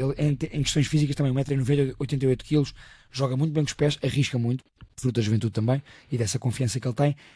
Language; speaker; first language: Portuguese; native; Portuguese